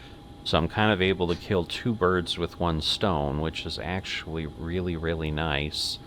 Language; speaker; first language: English; native; English